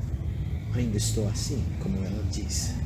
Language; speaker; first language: Portuguese; non-native, fluent; English